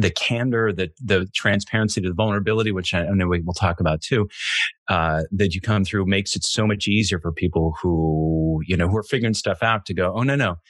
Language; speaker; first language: English; native; English